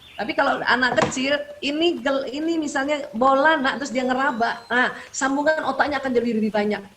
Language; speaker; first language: Indonesian; native; Indonesian